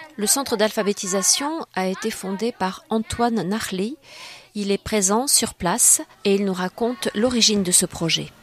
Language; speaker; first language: French; native; French